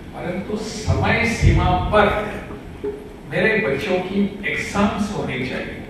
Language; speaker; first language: Hindi; non-native, local second language; Konkani